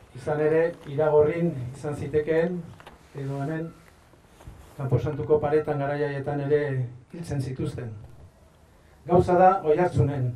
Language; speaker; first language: Basque; native; Basque